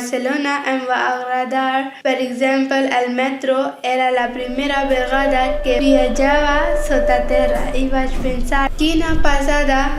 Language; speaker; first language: Catalan; non-native, learner; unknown